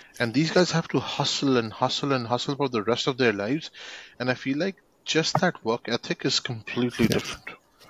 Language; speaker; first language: English; non-native, local second language; Hindi